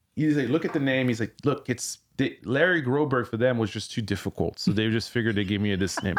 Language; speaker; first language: English; early bilingual, other home language; French